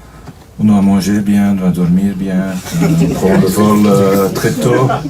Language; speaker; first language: French; non-native, fluent; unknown